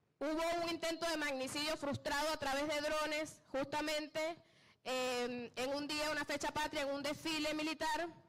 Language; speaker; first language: Spanish; native; Spanish